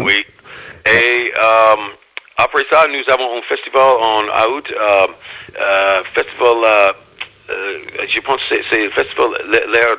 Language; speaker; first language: French; non-native, learner; English